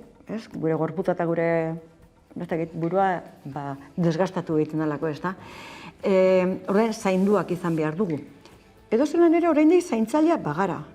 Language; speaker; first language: Basque; native; Basque